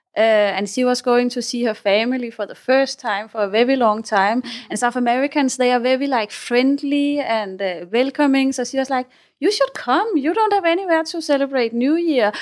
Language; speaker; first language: English; non-native, fluent; Danish